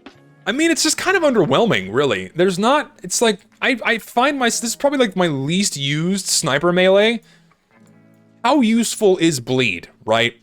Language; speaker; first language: English; native; English